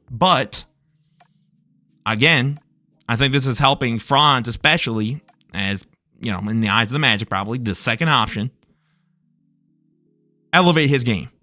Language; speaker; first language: English; native; English